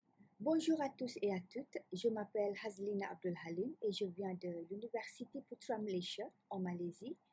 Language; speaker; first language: French; non-native, fluent; Malay